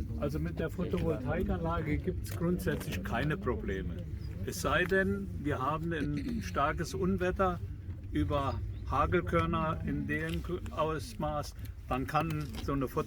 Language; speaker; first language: German; native; German